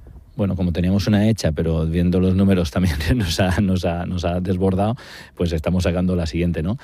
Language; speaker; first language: Spanish; native; Spanish